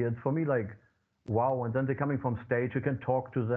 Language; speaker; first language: English; non-native, fluent; German